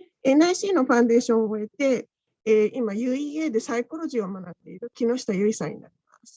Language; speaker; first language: Japanese; native; Japanese